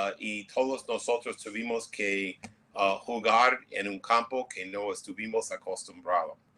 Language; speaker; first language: Spanish; non-native, fluent; English